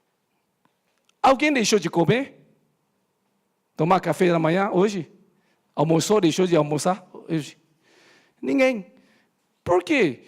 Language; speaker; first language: Portuguese; native; Portuguese